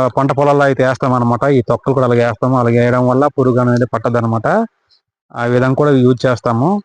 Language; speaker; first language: Telugu; non-native, local second language; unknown